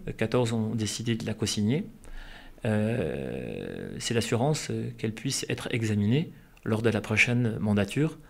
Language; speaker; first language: French; native; French